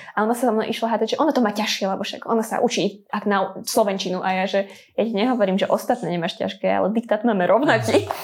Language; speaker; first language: Slovak; non-native, local second language; Hungarian